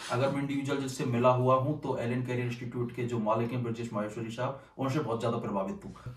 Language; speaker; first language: Hindi; native; Hindi